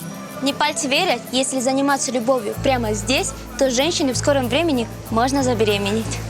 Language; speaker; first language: Russian; native; Russian